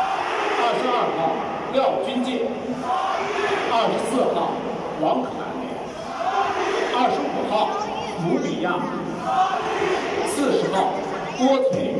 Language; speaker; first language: Chinese; native; Chinese